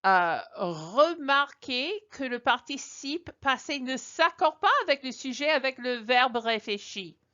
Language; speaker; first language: French; non-native, fluent; English